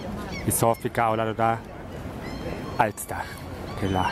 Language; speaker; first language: Portuguese; non-native, fluent; German